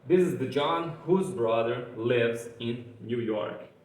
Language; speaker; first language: English; non-native, fluent; Portuguese